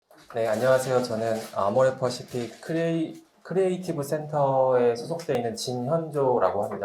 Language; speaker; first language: Korean; native; Korean